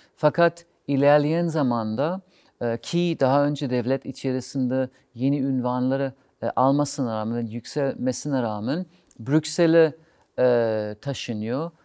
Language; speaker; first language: Turkish; non-native, fluent; German